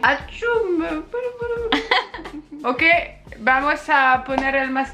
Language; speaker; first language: Spanish; non-native, learner; French